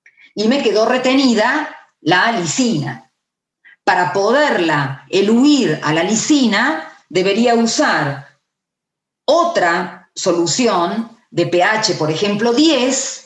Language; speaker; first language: Spanish; native; Spanish